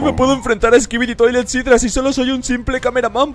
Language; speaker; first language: Spanish; native; Spanish